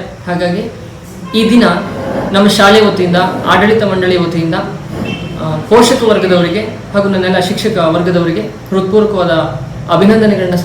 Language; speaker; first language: Kannada; native; Kannada